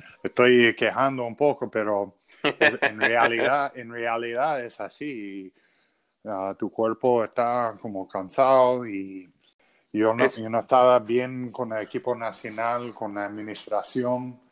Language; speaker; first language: Spanish; early bilingual, other home language; English